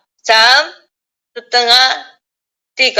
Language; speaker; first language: Indonesian; non-native, learner; Korean